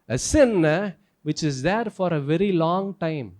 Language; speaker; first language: English; non-native, local second language; Tamil